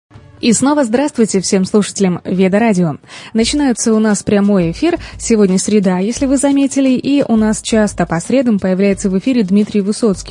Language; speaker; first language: Russian; native; Russian